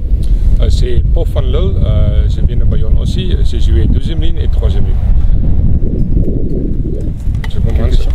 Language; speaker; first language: French; non-native, learner; Afrikaans